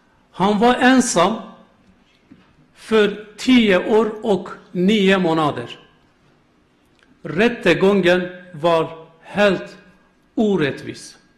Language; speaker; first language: Swedish; non-native, learner; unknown